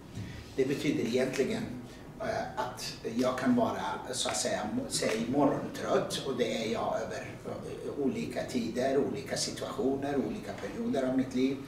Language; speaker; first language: Swedish; non-native, fluent; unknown